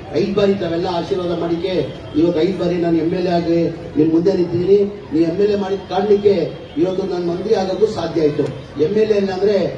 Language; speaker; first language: Kannada; non-native, local second language; Urdu